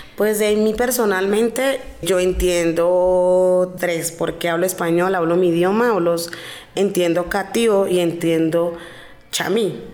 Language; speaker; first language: Spanish; non-native, local second language; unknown